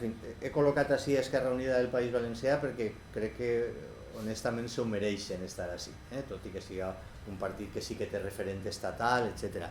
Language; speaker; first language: Catalan; native; Catalan